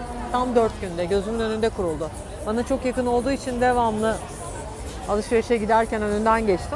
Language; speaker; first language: Turkish; native; Turkish